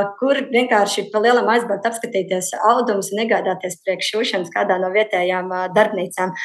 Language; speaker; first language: Latvian; native; Latvian